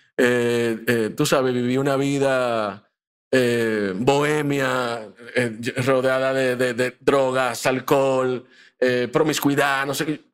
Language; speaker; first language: Spanish; native; Spanish